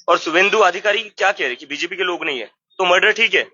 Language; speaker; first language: Hindi; non-native, local second language; Marathi